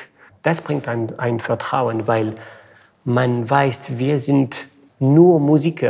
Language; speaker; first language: German; non-native, fluent; French